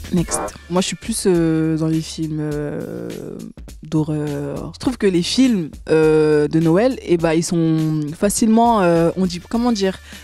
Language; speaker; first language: French; native; French